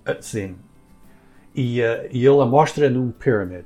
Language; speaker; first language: Portuguese; early bilingual, heritage; Portuguese